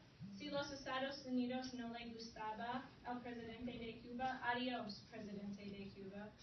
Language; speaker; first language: Spanish; non-native, fluent; English